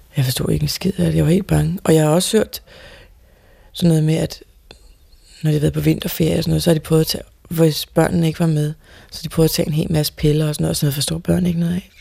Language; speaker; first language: Danish; native; Danish